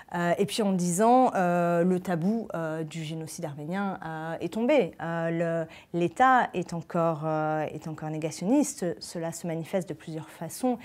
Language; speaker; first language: French; native; French